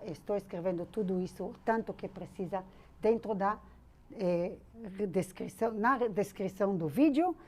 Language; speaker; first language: Portuguese; non-native, fluent; Hebrew